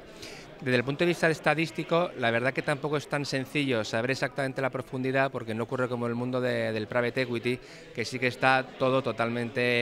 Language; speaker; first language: Spanish; native; Spanish